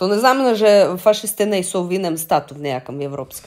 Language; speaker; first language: Czech; non-native, learner; Russian